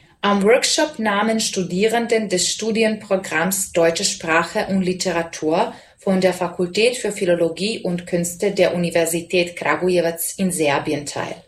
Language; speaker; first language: German; non-native, fluent; Serbian